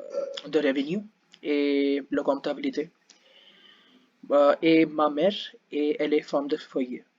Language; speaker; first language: French; non-native, learner; Hindi